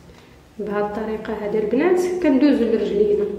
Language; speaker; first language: Arabic; native; Arabic